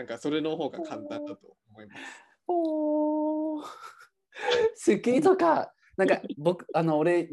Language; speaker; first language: Japanese; non-native, fluent; English